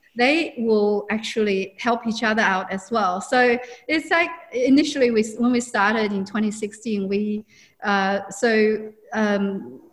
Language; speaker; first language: English; non-native, fluent; Chinese